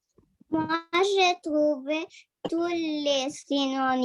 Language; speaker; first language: French; non-native, learner; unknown